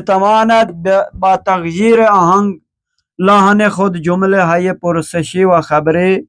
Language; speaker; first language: Persian; non-native, learner; Urdu